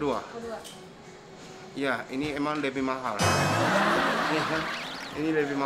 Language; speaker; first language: Indonesian; non-native, fluent; Japanese